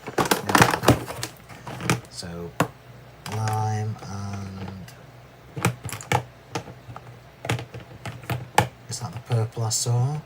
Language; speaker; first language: English; native; English